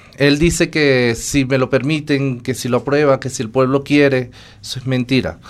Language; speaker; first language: Spanish; native; Spanish